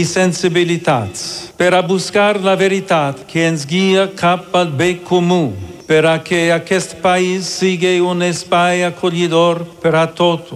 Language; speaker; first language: Catalan; non-native, learner; English